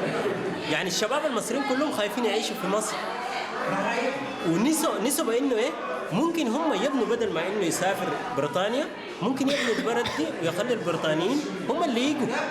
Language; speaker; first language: Arabic; native; Arabic